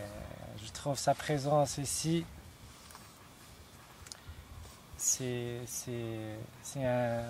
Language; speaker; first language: French; non-native, local second language; Arabic